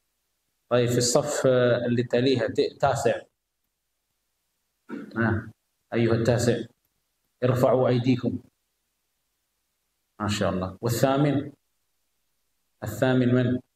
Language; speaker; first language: Arabic; non-native, fluent; Indonesian